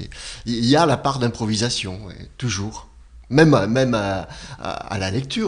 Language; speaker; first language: French; native; French